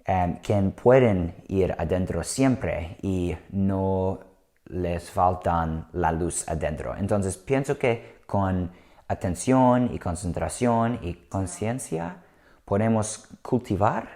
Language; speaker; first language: Spanish; non-native, learner; English